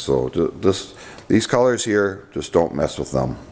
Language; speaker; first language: English; native; English